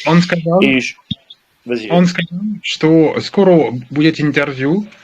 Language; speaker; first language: Russian; non-native, learner; French